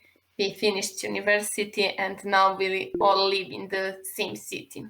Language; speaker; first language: English; non-native, learner; Serbian